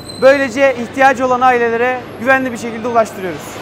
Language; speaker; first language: Turkish; native; Turkish